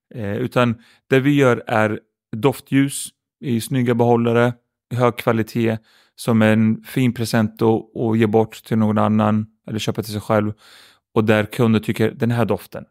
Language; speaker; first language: Swedish; early bilingual, other home language; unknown